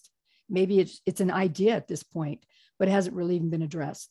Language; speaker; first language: English; native; English